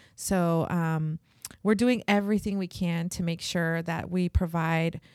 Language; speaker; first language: English; early bilingual, other home language; Spanish